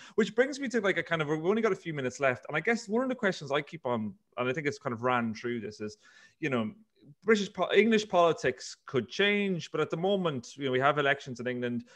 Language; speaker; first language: English; native; English